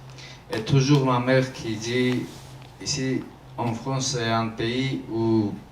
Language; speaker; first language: French; non-native, learner; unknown